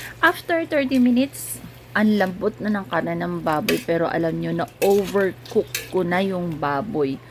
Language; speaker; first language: Filipino; non-native, local second language; Iloko